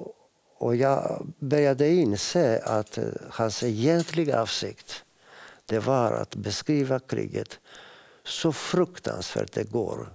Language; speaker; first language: Swedish; non-native, fluent; Greek